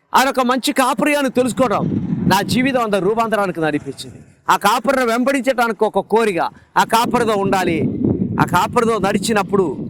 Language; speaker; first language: Telugu; non-native, fluent; Malayalam